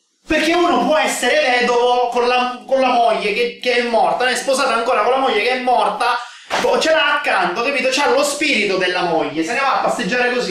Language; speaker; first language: Italian; native; Italian